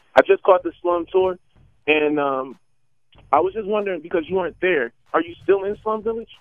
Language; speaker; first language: English; native; English